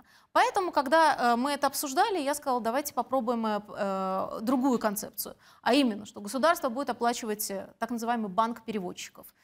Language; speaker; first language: Russian; native; Russian